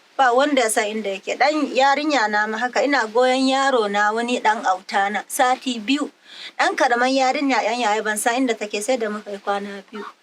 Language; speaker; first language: Hausa; non-native, local second language; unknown